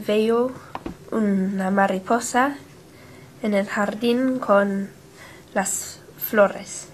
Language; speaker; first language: Spanish; non-native, learner; English